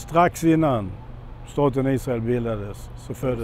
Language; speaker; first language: Swedish; non-native, fluent; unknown